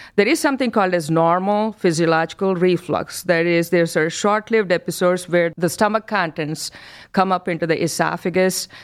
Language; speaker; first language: English; non-native, local second language; Telugu